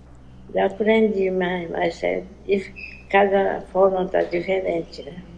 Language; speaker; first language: Portuguese; non-native, learner; Japanese